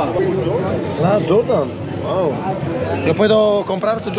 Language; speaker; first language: Spanish; non-native, learner; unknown